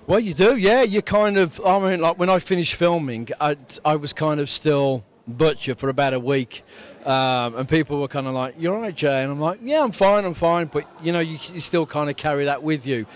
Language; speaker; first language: English; native; English